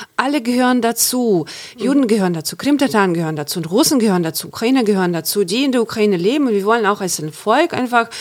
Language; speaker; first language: German; non-native, fluent; Ukrainian